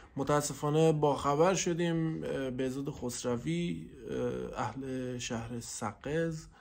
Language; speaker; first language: Persian; non-native, local second language; Central Kurdish